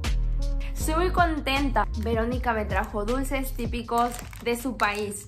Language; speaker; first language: Spanish; native; Spanish